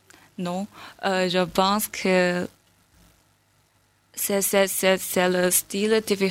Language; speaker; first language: French; non-native, learner; Chinese